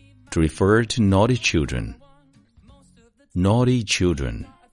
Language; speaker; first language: English; non-native, fluent; Chinese